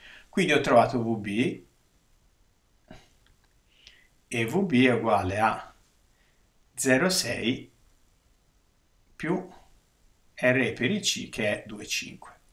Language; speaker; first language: Italian; native; Italian